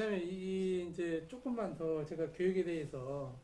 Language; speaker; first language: Korean; native; Korean